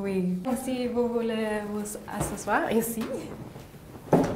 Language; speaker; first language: French; non-native, learner; English